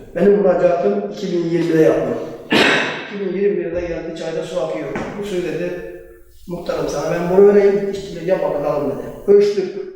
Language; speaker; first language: Turkish; native; Turkish